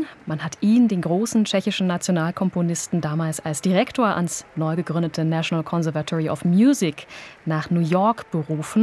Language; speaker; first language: German; native; German